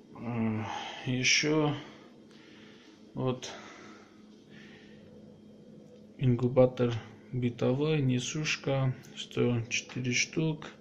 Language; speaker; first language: Russian; non-native, local second language; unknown